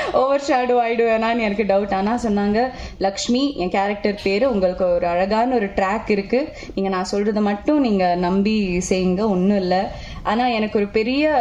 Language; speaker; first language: Tamil; non-native, local second language; Malayalam